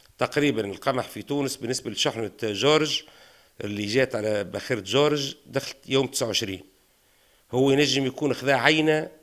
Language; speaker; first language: Arabic; native; Arabic